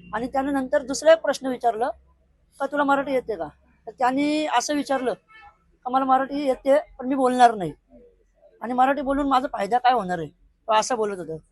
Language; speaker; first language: Marathi; native; Marathi